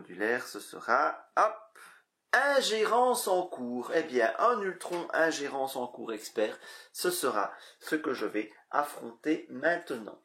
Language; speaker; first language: French; native; French